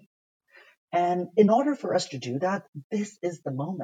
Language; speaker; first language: English; non-native, local second language; Urdu